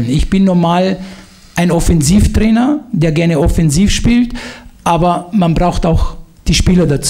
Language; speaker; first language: German; non-native, fluent; Italian